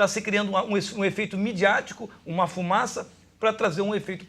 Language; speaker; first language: Portuguese; native; Portuguese